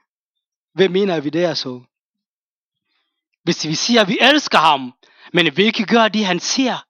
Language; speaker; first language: Danish; non-native, fluent; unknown